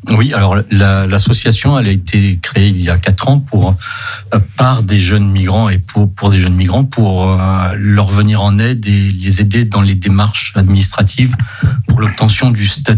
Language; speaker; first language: French; native; French